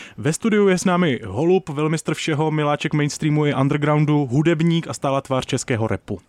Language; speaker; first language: Czech; native; Czech